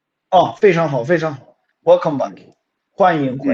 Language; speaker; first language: Chinese; non-native, fluent; Swedish